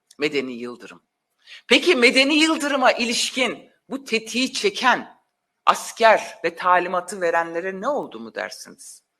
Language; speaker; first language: Turkish; non-native, local second language; Kurdish